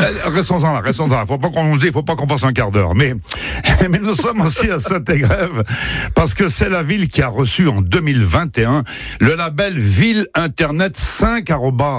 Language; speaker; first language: French; native; French